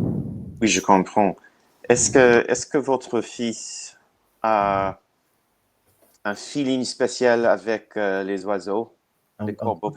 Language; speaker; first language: French; non-native, learner; English